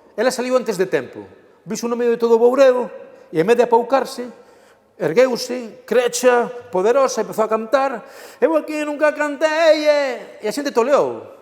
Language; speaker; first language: Galician; native; Galician